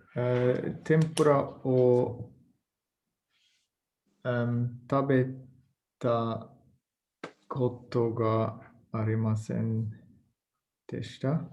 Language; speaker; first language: Japanese; non-native, learner; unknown